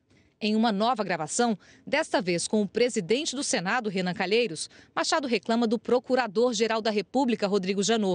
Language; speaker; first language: Portuguese; native; Portuguese